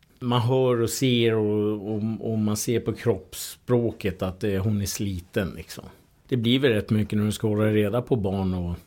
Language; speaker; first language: Swedish; early bilingual, other home language; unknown